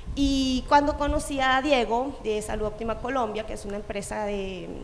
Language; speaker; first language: Spanish; native; Spanish